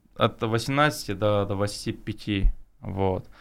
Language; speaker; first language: Russian; non-native, local second language; Chechen